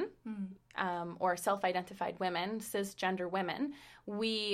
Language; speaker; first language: English; non-native, fluent; Spanish